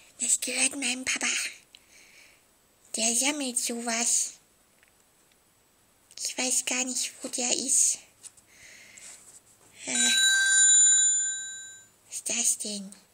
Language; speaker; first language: German; native; German